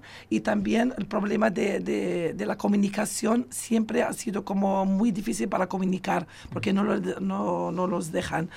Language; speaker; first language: Spanish; non-native, fluent; Arabic